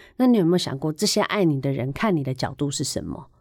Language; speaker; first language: Chinese; native; Chinese